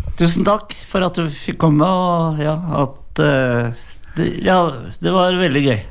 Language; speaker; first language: Norwegian; native; Norwegian